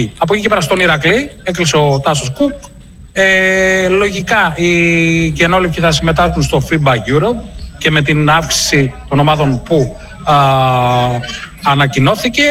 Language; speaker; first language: Greek; native; Greek